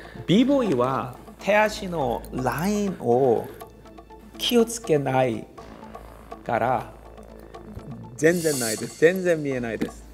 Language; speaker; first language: Japanese; non-native, learner; Korean